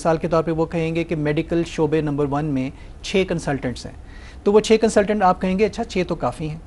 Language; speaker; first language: Urdu; native; Urdu